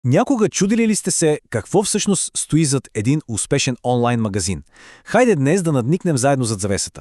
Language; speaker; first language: Bulgarian; native; Bulgarian